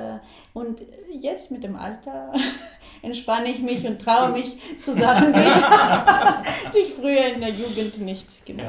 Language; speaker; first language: German; non-native, fluent; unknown